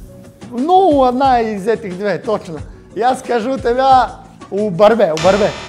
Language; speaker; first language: Russian; non-native, learner; Serbian